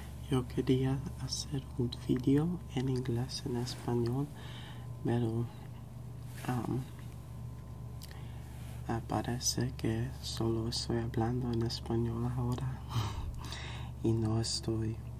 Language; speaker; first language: Spanish; non-native, learner; English